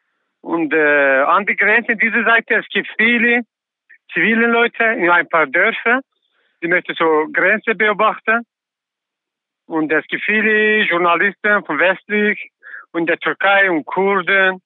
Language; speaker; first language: German; non-native, learner; Kurdish